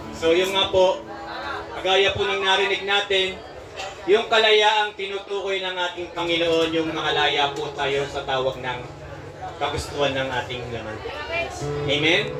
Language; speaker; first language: Filipino; native; Filipino